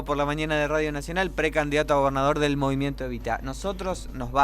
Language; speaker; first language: Spanish; native; Spanish